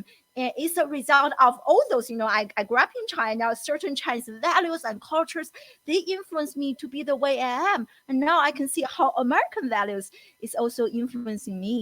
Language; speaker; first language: English; non-native, fluent; Chinese